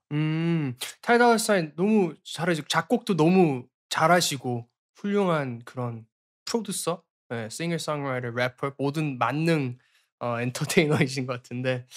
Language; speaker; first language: Korean; early bilingual, heritage; Korean